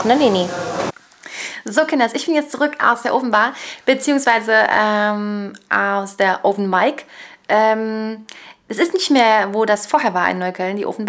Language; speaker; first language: German; native; German